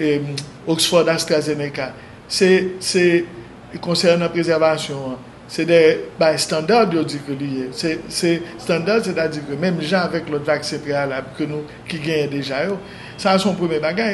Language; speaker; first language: French; non-native, local second language; Haitian Creole